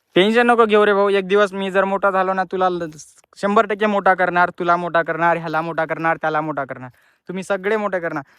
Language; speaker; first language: Marathi; non-native, local second language; Lambadi